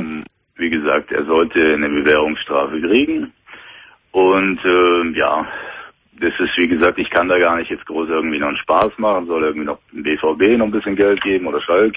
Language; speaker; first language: German; native; German